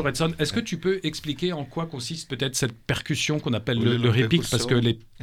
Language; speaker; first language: French; native; French